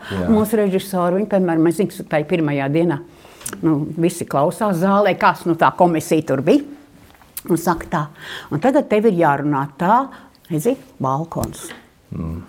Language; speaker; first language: Latvian; native; Latvian